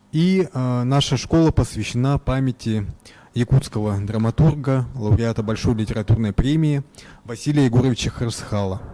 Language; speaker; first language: Russian; native; Russian